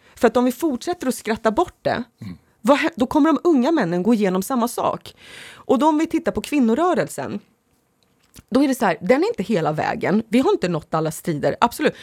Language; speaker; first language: Swedish; early bilingual, other home language; Finnish